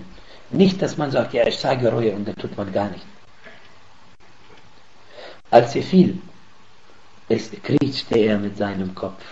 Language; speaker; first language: German; non-native, fluent; Arabic